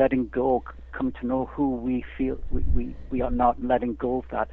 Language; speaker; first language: English; native; English